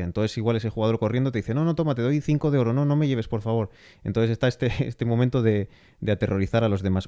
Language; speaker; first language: Spanish; native; Spanish